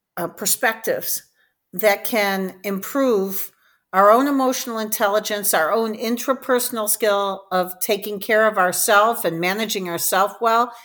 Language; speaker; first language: English; native; English